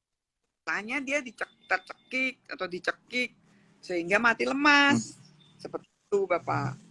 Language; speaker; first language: Indonesian; native; Indonesian